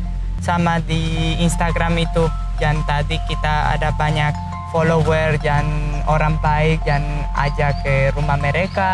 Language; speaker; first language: Indonesian; non-native, fluent; Spanish